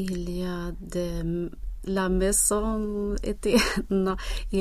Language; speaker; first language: French; non-native, learner; Swedish